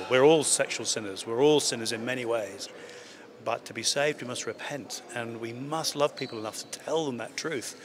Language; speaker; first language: English; native; English